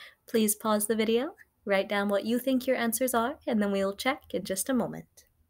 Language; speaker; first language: English; native; English